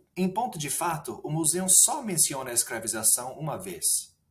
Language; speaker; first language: Portuguese; non-native, fluent; English